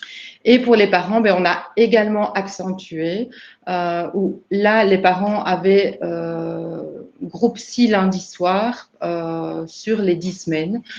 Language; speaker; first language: French; native; French